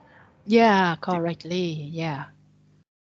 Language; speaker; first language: English; non-native, learner; Vietnamese